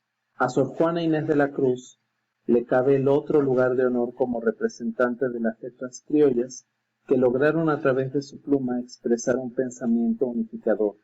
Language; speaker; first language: Spanish; native; Spanish